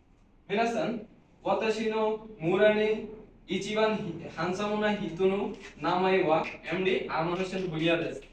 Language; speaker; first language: Japanese; non-native, learner; Bangla